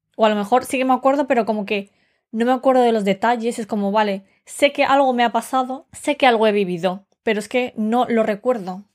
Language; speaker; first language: Spanish; early bilingual, other home language; Romanian